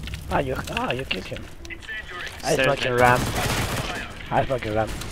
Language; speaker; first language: English; non-native, learner; Spanish